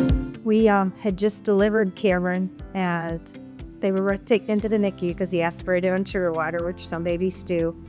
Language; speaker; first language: English; native; English